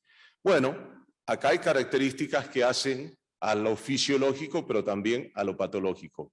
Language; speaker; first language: Spanish; native; Spanish